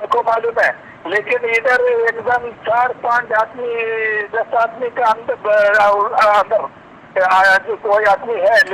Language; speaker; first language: Hindi; non-native, local second language; Malayalam